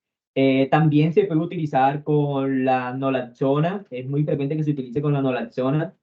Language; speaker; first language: Spanish; native; Spanish